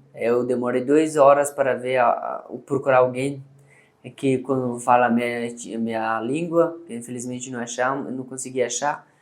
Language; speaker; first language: Portuguese; non-native, learner; Persian